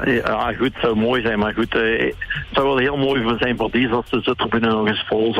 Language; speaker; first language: Dutch; native; Dutch